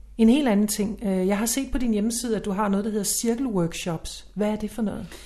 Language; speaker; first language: Danish; native; Danish